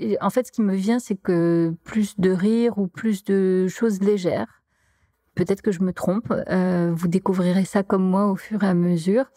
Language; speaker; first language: French; native; French